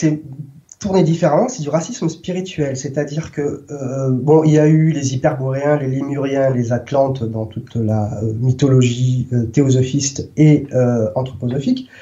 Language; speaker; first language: French; native; French